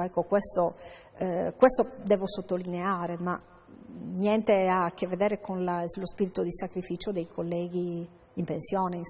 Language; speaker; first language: Italian; native; Italian